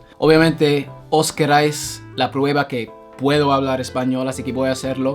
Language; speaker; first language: Spanish; non-native, fluent; English